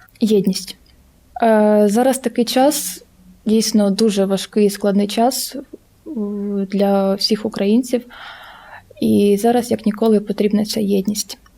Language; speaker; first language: Ukrainian; non-native, local second language; Russian